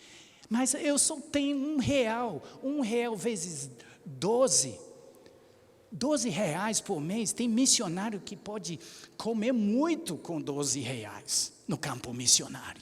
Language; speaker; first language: Portuguese; non-native, fluent; English